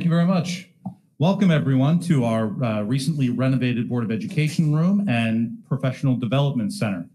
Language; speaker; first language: English; native; English